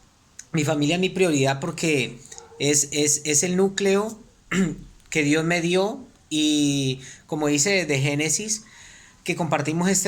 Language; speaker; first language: Spanish; native; Spanish